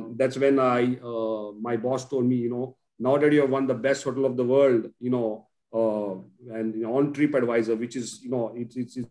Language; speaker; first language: English; non-native, local second language; Konkani